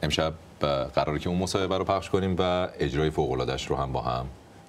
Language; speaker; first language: Persian; native; Persian